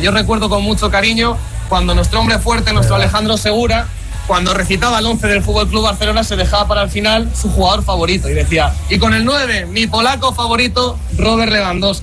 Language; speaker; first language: Spanish; native; Spanish